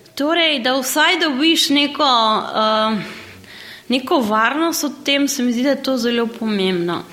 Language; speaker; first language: Slovenian; early bilingual, heritage; Slovenian